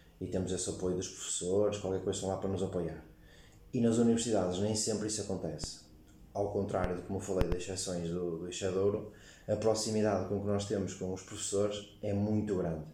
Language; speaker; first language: Portuguese; native; Portuguese